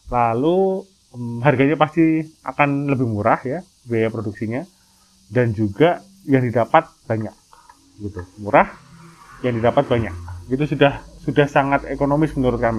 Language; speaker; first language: Indonesian; native; Indonesian